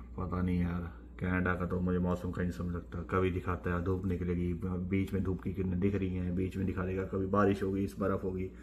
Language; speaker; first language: Hindi; non-native, local second language; Punjabi